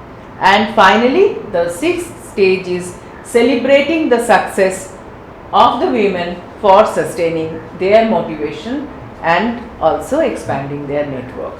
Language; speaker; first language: English; non-native, local second language; Bangla